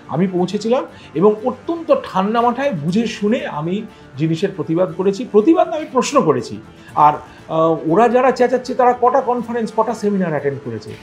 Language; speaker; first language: Bangla; native; Bangla